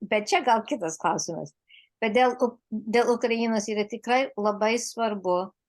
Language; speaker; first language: Lithuanian; early bilingual, heritage; Lithuanian